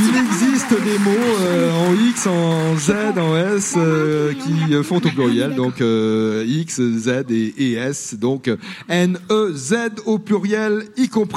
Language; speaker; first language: French; native; French